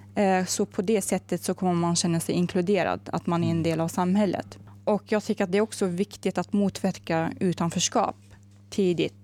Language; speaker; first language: Swedish; non-native, fluent; Arabic